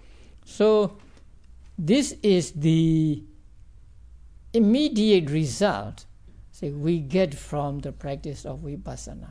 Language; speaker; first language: English; non-native, fluent; Burmese